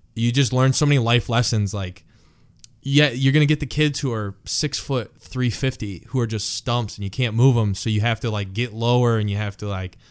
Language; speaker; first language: English; native; English